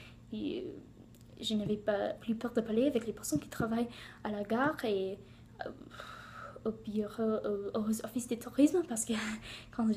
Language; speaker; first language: French; non-native, learner; English